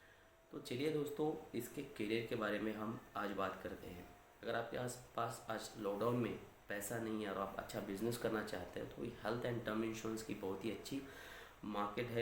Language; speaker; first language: Hindi; non-native, local second language; Marathi